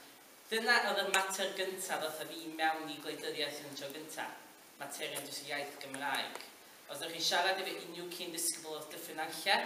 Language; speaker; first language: Welsh; native; Welsh